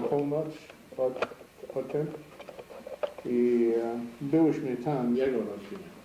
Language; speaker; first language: Polish; early bilingual, heritage; Polish